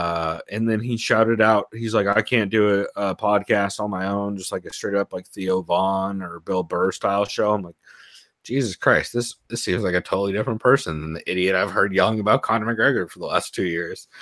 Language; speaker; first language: English; native; English